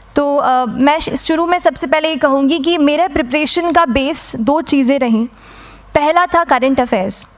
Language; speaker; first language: Hindi; native; Hindi